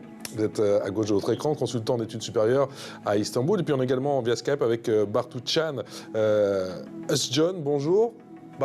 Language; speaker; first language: French; native; French